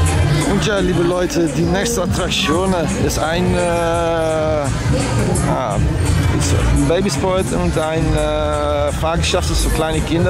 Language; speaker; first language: German; non-native, learner; Dutch